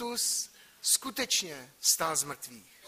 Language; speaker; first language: Czech; native; Czech